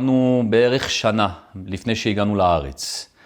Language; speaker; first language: Hebrew; early bilingual, other home language; French